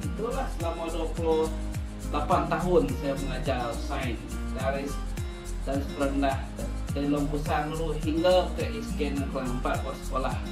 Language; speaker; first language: Malay; non-native, local second language; Iban